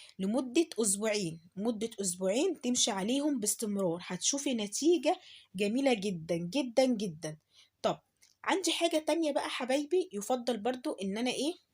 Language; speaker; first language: Arabic; native; Arabic